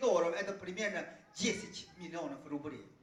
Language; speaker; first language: Russian; non-native, fluent; Chinese